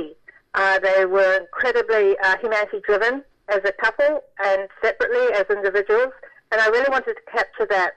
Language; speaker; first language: English; native; English